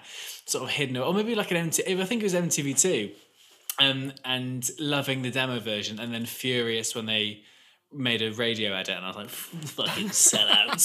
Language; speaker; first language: English; native; English